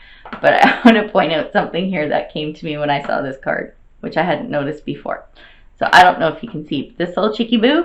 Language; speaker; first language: English; native; English